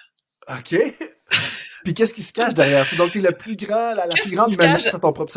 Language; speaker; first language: French; native; French